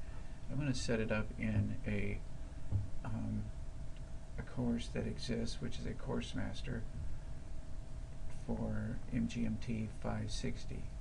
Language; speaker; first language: English; native; English